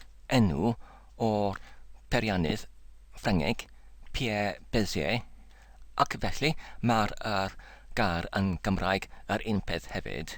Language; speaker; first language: Welsh; non-native, learner; English